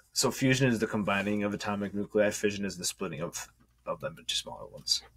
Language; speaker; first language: English; native; English